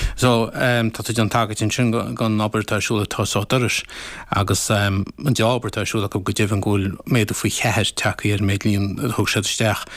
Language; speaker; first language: Irish; native; Irish